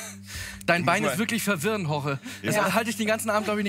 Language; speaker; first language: German; native; German